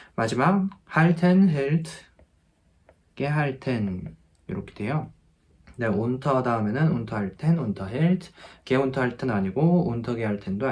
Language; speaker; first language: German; non-native, fluent; Korean